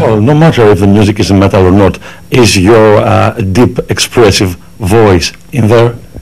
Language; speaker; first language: English; non-native, fluent; Greek